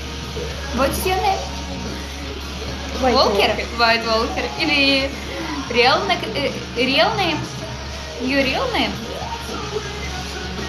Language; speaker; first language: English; non-native, learner; Russian